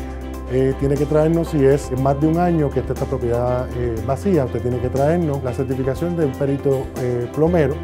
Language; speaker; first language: Spanish; native; Spanish